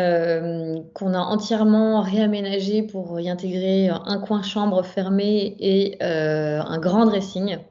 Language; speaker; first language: French; native; French